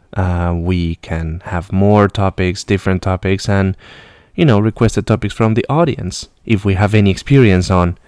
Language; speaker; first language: English; non-native, fluent; Spanish